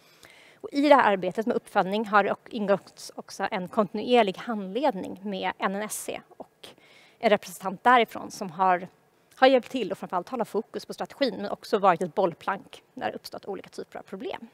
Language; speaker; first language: Swedish; native; Swedish